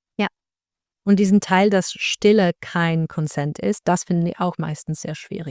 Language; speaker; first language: German; non-native, learner; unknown